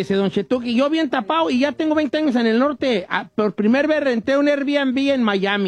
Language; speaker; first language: Spanish; native; Spanish